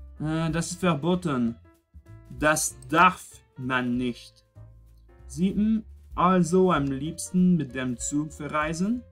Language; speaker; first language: German; non-native, fluent; French